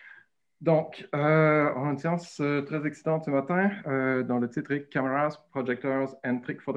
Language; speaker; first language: French; native; French